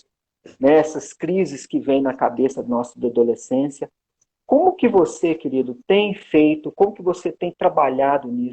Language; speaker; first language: Portuguese; native; Portuguese